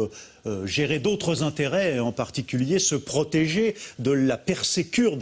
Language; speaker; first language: French; native; French